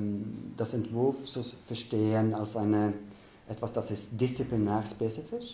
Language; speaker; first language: German; non-native, fluent; Norwegian